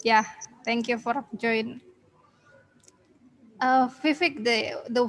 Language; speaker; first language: English; non-native, learner; Indonesian